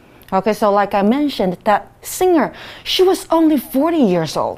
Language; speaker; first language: English; non-native, fluent; Chinese